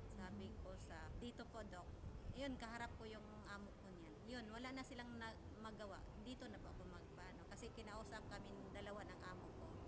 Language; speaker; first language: Filipino; non-native, local second language; Cebuano